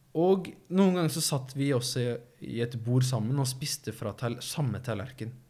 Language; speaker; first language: Norwegian; native; Norwegian